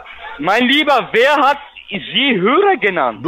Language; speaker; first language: German; non-native, fluent; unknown